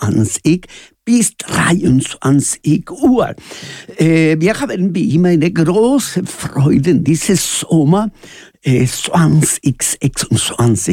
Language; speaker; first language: German; non-native, learner; Spanish